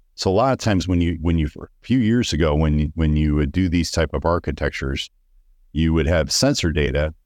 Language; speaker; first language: English; native; English